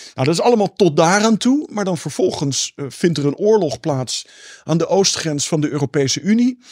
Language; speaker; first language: Dutch; native; Dutch